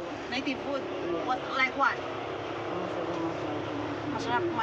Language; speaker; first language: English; non-native, learner; Filipino